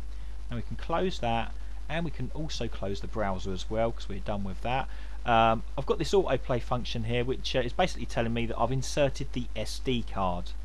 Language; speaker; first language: English; native; English